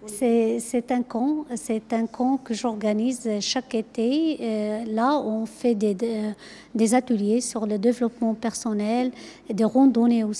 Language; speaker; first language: French; non-native, local second language; Arabic